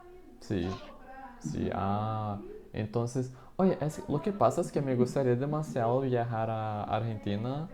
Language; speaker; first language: Spanish; non-native, fluent; Portuguese